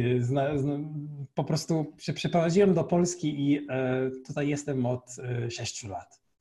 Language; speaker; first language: Polish; non-native, fluent; Portuguese